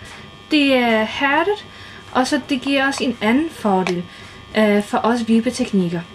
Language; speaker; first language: Danish; non-native, fluent; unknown